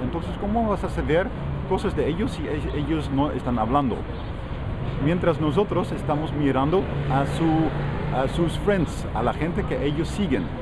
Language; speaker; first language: Spanish; non-native, fluent; Dutch